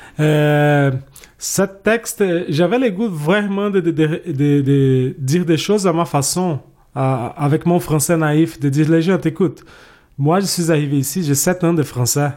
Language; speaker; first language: French; non-native, fluent; Portuguese